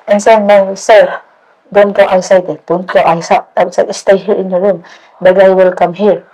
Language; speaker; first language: English; non-native, learner; Indonesian